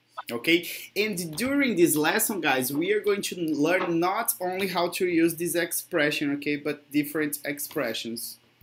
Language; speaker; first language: English; non-native, fluent; Portuguese